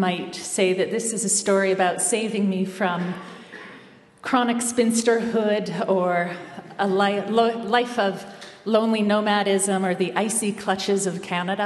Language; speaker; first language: English; native; English